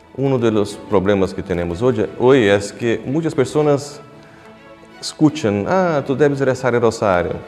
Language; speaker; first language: Spanish; non-native, fluent; Portuguese